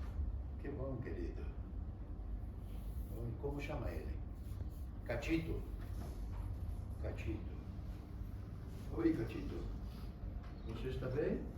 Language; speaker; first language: Portuguese; non-native, fluent; Spanish